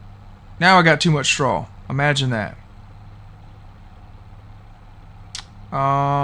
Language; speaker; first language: English; native; English